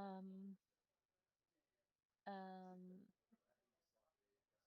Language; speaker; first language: French; non-native, learner; Chinese